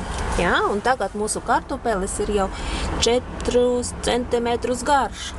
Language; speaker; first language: Latvian; non-native, local second language; Russian